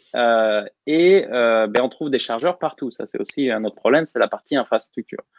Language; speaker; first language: French; native; French